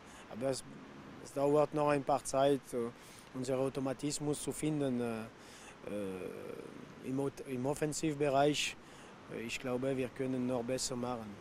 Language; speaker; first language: German; non-native, local second language; French